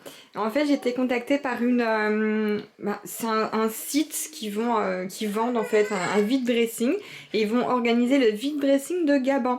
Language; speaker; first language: French; native; French